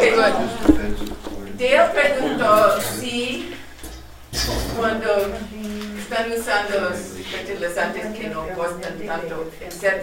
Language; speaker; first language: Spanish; non-native, learner; English